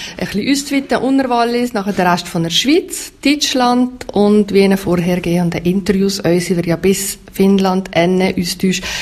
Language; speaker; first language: German; native; German